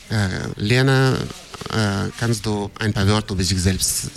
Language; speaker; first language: German; non-native, learner; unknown